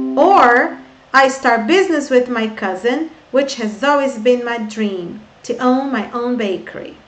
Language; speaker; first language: English; non-native, fluent; Portuguese